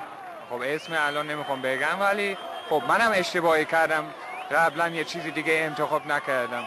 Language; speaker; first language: Persian; early bilingual, heritage; Persian